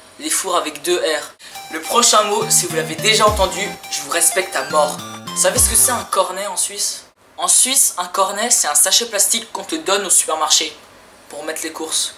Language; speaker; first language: French; native; French